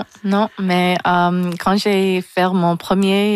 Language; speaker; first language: French; non-native, local second language; English